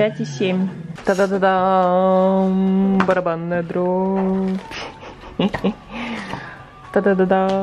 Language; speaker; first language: Russian; native; Russian